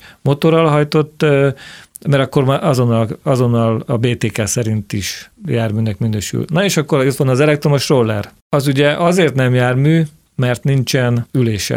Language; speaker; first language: Hungarian; native; Hungarian